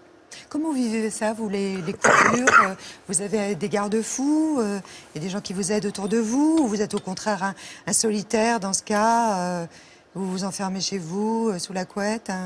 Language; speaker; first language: French; native; French